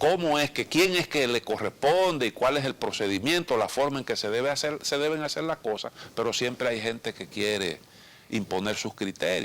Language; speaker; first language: Spanish; native; Spanish